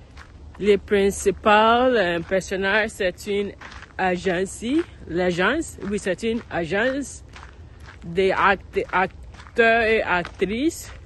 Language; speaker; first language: French; non-native, learner; English